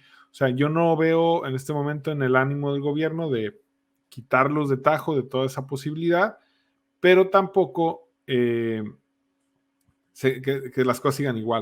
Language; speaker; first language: Spanish; native; Spanish